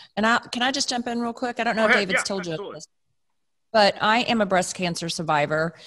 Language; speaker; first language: English; native; English